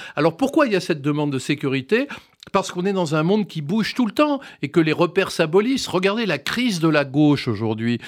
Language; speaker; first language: French; native; French